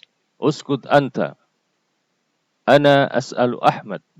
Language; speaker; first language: Arabic; non-native, fluent; Indonesian